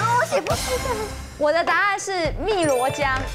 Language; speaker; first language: Chinese; native; Chinese